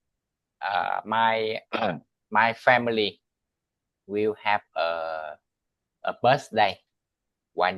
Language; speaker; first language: English; non-native, learner; Vietnamese